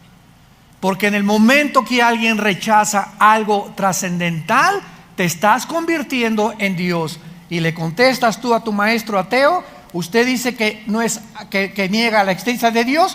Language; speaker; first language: Spanish; native; Spanish